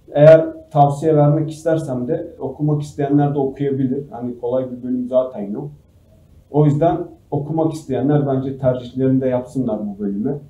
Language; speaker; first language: Turkish; native; Turkish